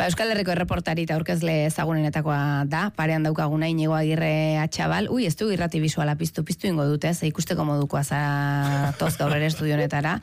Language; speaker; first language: Basque; native; Basque